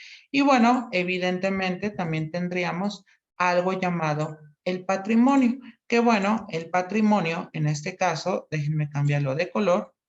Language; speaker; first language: Spanish; native; Spanish